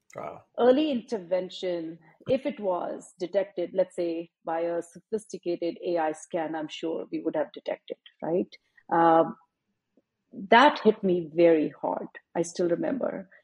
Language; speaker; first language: English; non-native, local second language; Hindi